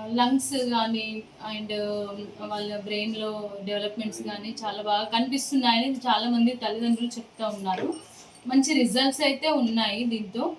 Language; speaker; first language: Telugu; native; Telugu